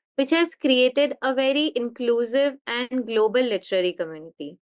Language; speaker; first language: English; non-native, local second language; Hindi